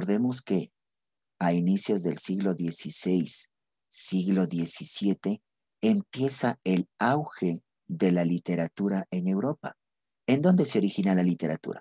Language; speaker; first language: Spanish; native; Spanish